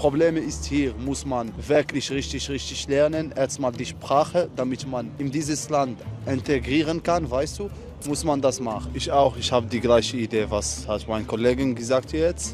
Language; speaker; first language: German; non-native, learner; Arabic